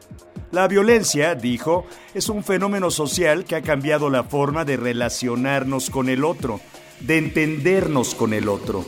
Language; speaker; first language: Spanish; native; Spanish